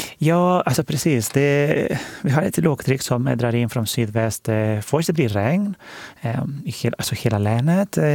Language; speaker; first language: Swedish; non-native, fluent; Spanish